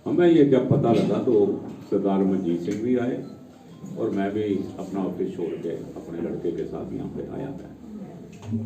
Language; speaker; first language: Hindi; non-native, local second language; Punjabi